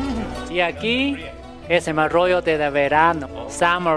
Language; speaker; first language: Spanish; non-native, learner; Chinese